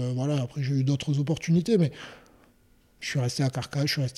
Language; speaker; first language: French; native; French